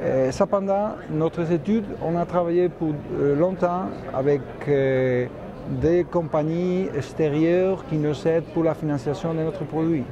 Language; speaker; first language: French; non-native, fluent; Spanish